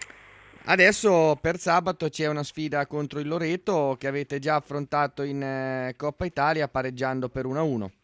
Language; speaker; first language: Italian; native; Italian